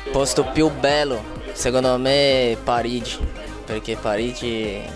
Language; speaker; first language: Italian; non-native, fluent; Portuguese